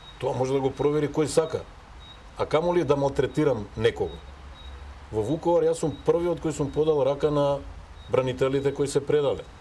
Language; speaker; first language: Macedonian; native; Macedonian